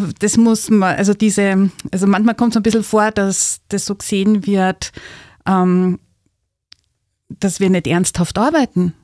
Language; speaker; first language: German; native; German